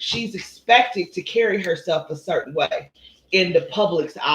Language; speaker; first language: English; native; English